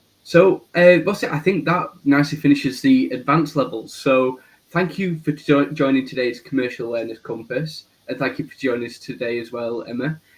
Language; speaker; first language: English; native; English